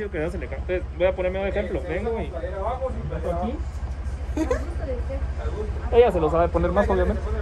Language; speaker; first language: Spanish; native; Spanish